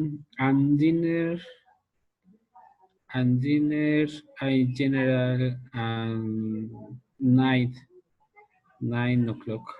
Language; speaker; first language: English; non-native, learner; Spanish